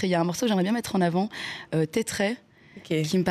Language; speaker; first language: French; native; French